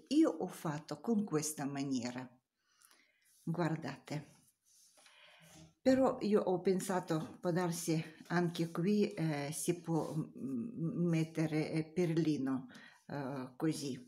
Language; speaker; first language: Italian; non-native, learner; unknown